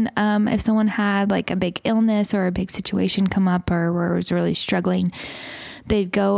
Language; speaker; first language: English; native; English